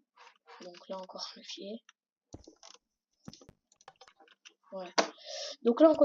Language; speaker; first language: French; native; French